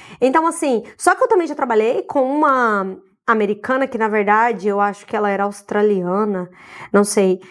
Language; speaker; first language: Portuguese; native; Portuguese